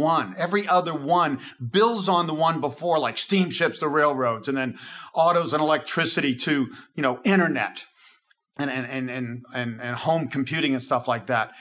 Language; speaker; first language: English; native; English